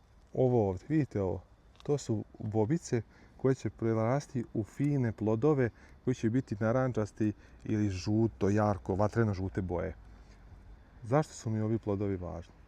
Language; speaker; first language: Croatian; native; Croatian